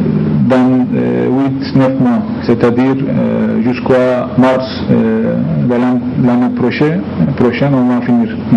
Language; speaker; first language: French; non-native, learner; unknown